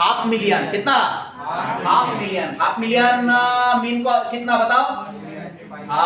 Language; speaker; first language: Hindi; non-native, local second language; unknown